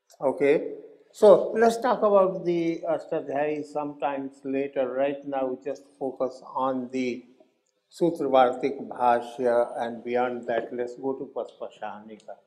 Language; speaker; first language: English; non-native, local second language; Hindi